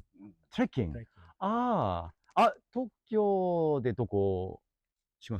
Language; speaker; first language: Japanese; non-native, learner; English